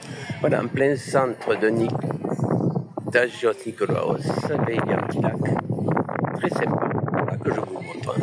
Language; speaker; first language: French; native; French